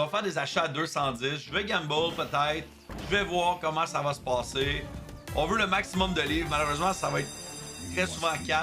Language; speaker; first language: French; native; French